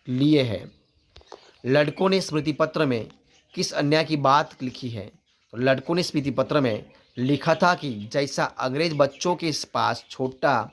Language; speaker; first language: Hindi; non-native, local second language; Gujarati